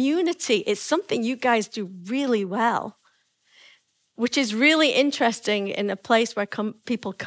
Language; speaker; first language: English; native; English